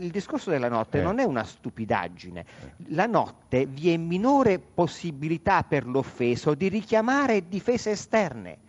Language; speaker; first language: Italian; native; Italian